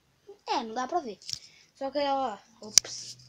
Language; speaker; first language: Portuguese; native; Portuguese